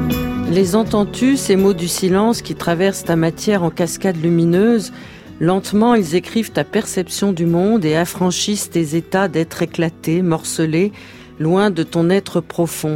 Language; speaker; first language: French; native; French